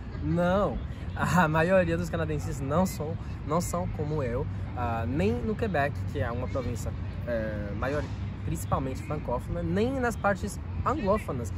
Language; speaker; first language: Portuguese; non-native, fluent; French